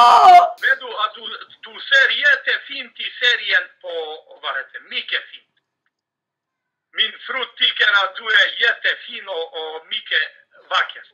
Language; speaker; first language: Swedish; non-native, fluent; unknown